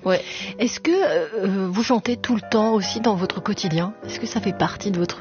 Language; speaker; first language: French; native; French